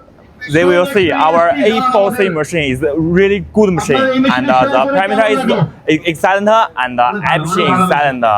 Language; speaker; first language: English; non-native, learner; Chinese